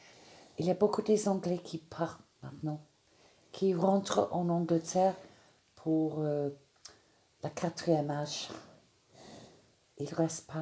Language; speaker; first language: French; non-native, fluent; English